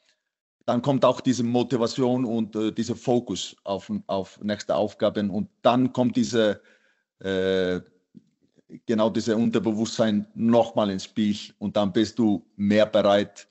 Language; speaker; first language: German; non-native, fluent; Icelandic